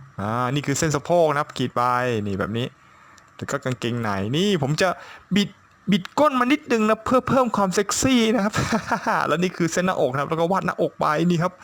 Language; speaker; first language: Thai; native; Thai